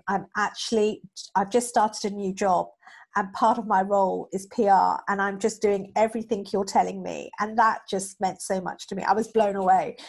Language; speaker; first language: English; native; English